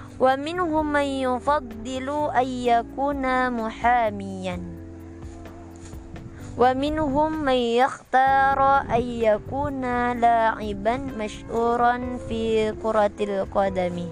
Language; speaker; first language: Arabic; non-native, learner; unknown